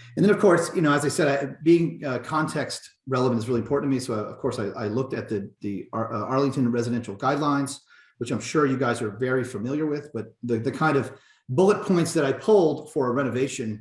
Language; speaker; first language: English; native; English